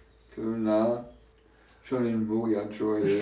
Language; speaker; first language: Korean; non-native, learner; German